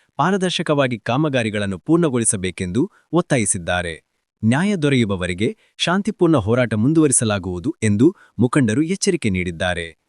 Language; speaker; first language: Kannada; native; Kannada